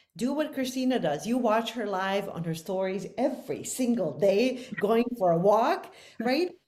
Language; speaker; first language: English; non-native, fluent; Bosnian